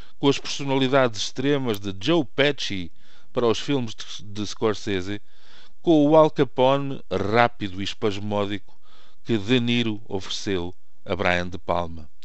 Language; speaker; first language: Portuguese; native; Portuguese